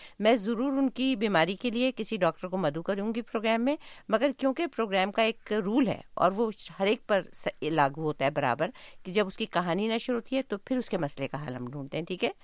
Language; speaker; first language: Urdu; native; Urdu